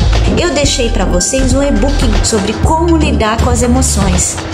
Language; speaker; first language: Portuguese; native; Portuguese